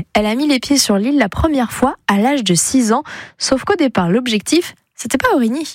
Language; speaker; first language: French; native; French